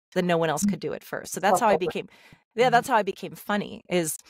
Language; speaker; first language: English; native; English